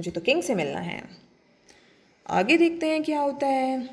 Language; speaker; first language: Hindi; native; Hindi